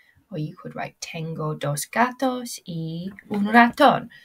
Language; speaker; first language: Spanish; non-native, learner; English